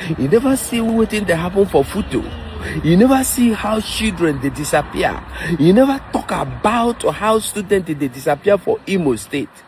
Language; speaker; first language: Nigerian Pidgin; non-native, local second language; Igbo